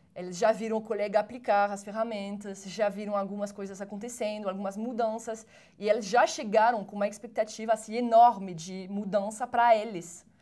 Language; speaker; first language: Portuguese; non-native, fluent; French